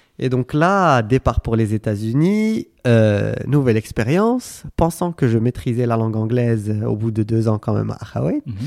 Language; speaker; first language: French; non-native, local second language; Arabic